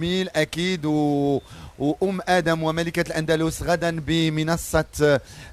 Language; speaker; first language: Arabic; native; Arabic